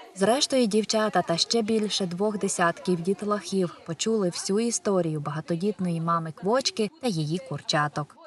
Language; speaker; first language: Ukrainian; native; Ukrainian